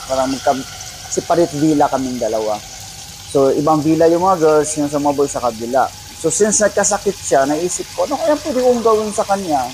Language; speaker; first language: Filipino; non-native, local second language; Cebuano